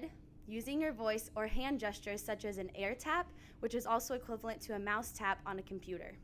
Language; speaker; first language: English; native; English